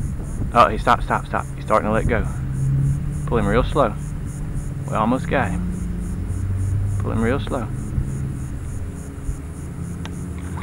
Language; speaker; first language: English; native; English